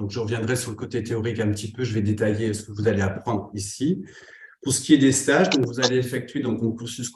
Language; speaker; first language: French; native; French